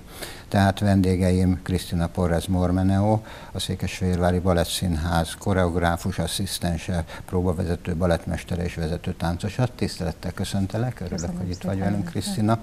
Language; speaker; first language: Hungarian; native; Hungarian